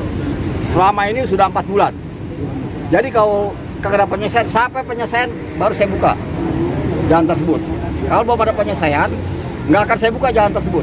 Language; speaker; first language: Indonesian; native; Indonesian